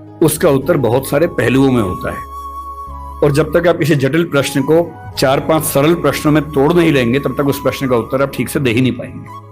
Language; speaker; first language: Hindi; native; Hindi